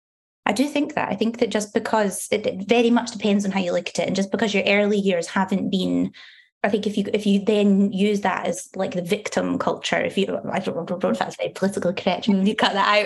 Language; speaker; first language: English; native; English